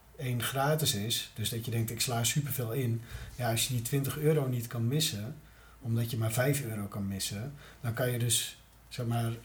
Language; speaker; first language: Dutch; native; Dutch